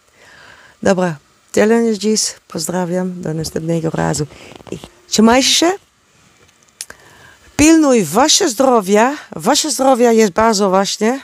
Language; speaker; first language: Polish; non-native, learner; Dutch